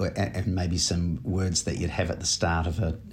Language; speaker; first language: English; native; English